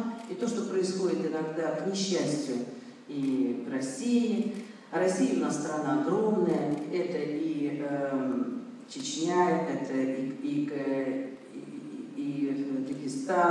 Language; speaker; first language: Russian; native; Russian